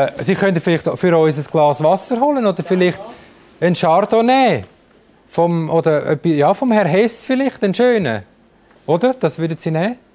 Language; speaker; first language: German; native; German